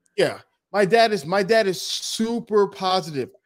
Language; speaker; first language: English; early bilingual, other home language; Yoruba